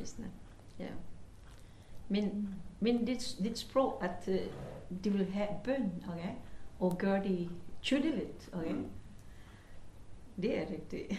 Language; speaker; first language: Swedish; non-native, learner; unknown